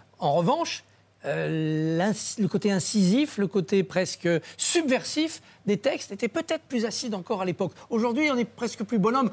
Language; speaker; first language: French; native; French